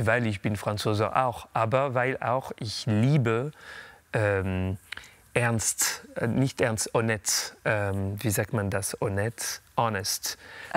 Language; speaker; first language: German; non-native, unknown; French